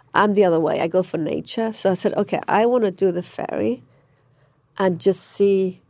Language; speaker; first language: English; native; English